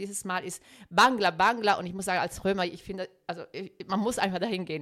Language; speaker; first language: German; non-native, fluent; Italian